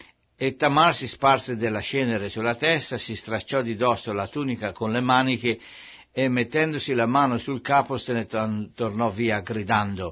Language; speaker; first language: Italian; native; Italian